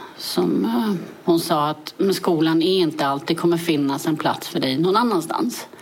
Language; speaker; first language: Swedish; early bilingual, other home language; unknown